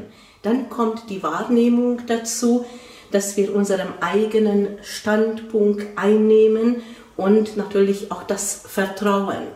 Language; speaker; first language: German; non-native, fluent; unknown